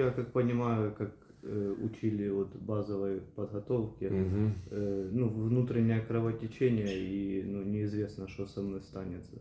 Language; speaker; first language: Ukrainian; non-native, local second language; Russian